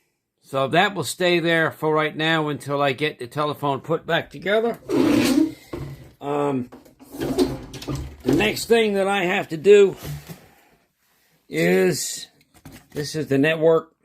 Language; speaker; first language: English; native; English